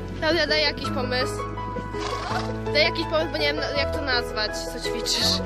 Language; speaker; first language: Polish; native; Polish